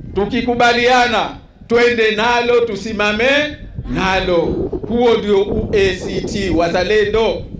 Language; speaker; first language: Swahili; native; Swahili